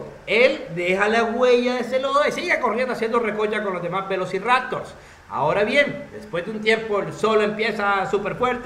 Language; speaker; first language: Spanish; native; Spanish